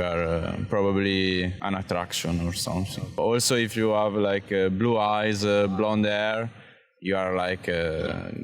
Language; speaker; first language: English; non-native, fluent; Italian